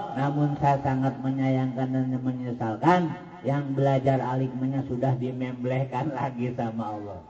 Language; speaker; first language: Indonesian; non-native, local second language; Sundanese